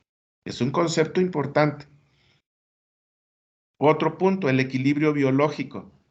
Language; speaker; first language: Spanish; native; Spanish